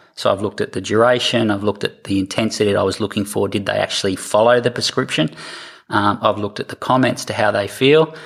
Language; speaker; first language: English; native; English